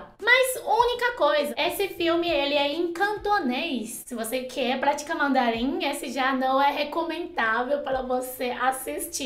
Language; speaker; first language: Portuguese; non-native, fluent; Chinese